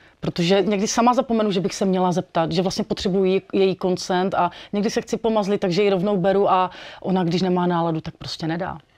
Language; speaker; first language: Czech; native; Czech